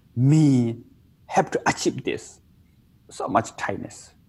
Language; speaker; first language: English; non-native, local second language; Tibetan